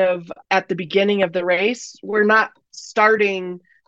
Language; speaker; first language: English; native; English